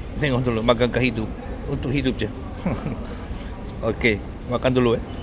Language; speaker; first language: Malay; non-native, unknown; Korean